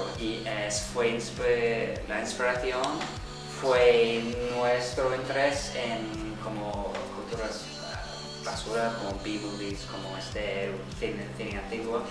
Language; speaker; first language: Spanish; non-native, fluent; English